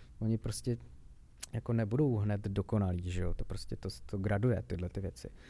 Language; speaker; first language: Czech; native; Czech